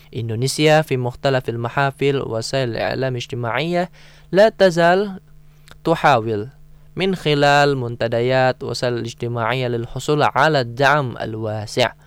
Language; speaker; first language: Arabic; non-native, fluent; Indonesian